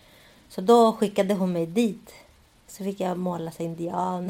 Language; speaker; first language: Swedish; early bilingual, other home language; Spanish